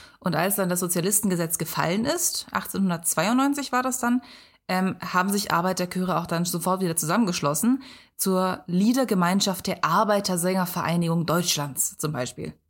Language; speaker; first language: German; native; German